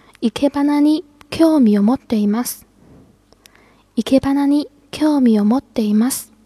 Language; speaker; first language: Japanese; non-native, fluent; Chinese